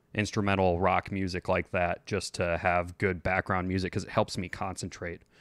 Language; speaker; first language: English; native; English